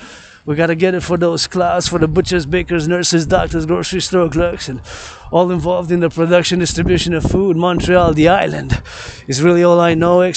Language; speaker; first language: English; non-native, local second language; French